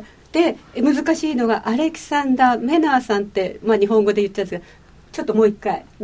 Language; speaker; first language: Japanese; native; Japanese